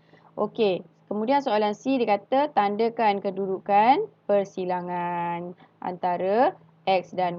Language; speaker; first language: Malay; native; Malay